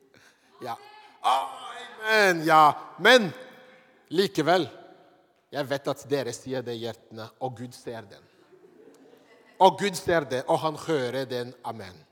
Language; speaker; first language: Norwegian; non-native, fluent; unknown